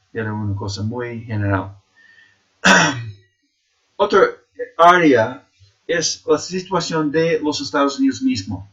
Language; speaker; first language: Spanish; non-native, fluent; English